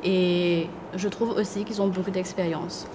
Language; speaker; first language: French; non-native, local second language; Morisyen